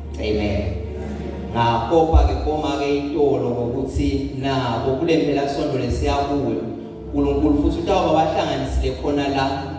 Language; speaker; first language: Zulu; non-native, local second language; Swati